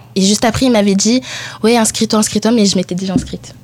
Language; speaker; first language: French; early bilingual, other home language; Italian